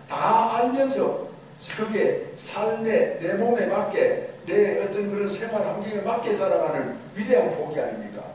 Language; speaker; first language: Korean; native; Korean